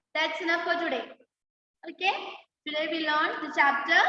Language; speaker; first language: English; non-native, local second language; Malayalam